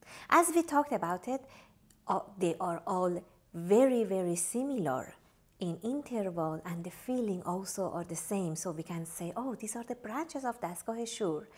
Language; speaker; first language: English; non-native, fluent; Persian